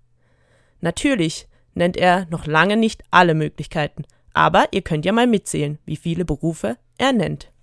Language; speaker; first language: German; native; German